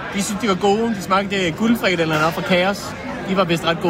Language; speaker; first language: Danish; native; Danish